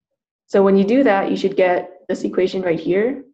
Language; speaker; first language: English; native; English